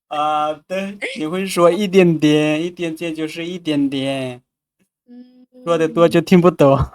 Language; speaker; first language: Chinese; non-native, fluent; Lao